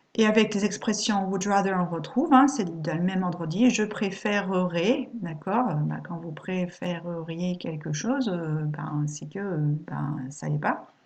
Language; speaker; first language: French; native; French